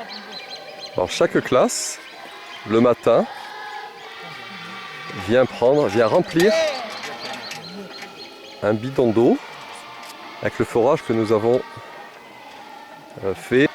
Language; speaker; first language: French; native; French